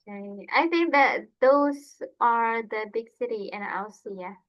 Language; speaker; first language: English; non-native, fluent; Indonesian